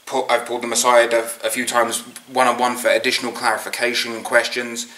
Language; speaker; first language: English; native; English